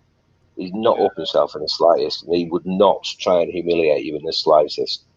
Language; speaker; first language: English; native; English